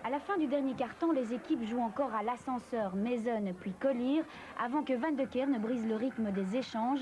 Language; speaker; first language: French; native; French